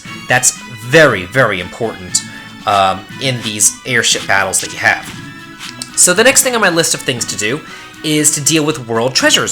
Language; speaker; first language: English; native; English